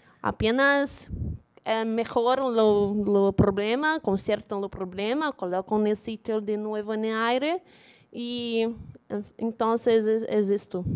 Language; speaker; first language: Spanish; non-native, learner; Portuguese